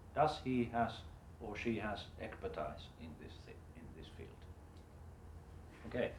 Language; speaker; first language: English; non-native, fluent; Finnish